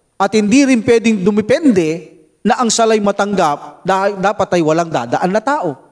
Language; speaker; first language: Filipino; non-native, local second language; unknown